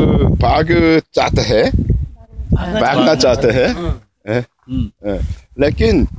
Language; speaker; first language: Hindi; non-native, learner; Korean